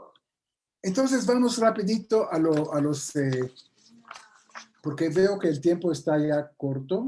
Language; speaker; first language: Spanish; non-native, fluent; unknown